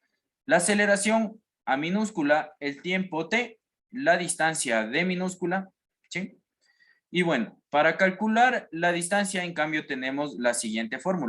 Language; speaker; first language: Spanish; native; Spanish